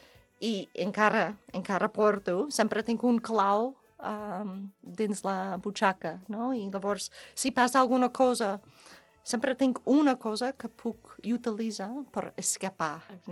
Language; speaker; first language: Catalan; non-native, learner; English